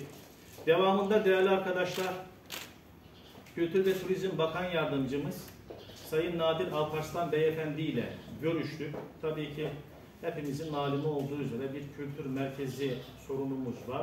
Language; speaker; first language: Turkish; native; Turkish